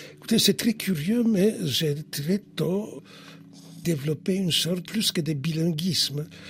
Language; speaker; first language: French; non-native, fluent; Polish